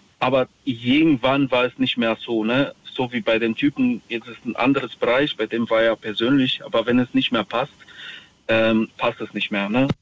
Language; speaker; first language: German; non-native, fluent; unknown